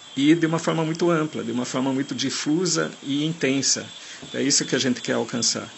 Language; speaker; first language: Portuguese; non-native, fluent; German